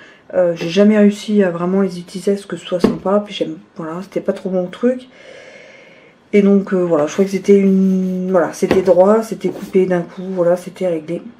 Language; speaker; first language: French; native; French